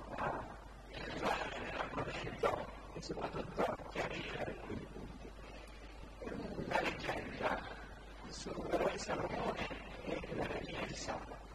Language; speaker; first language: Italian; non-native, fluent; French